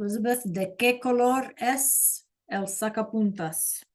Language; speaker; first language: Spanish; non-native, fluent; English